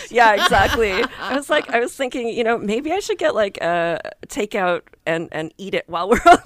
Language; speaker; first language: English; native; English